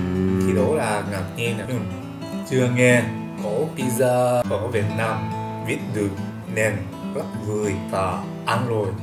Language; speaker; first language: Vietnamese; non-native, learner; Japanese